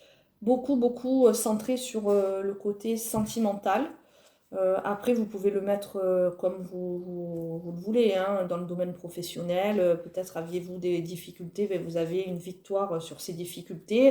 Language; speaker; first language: French; native; French